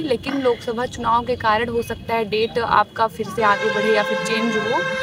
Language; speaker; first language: Hindi; native; Hindi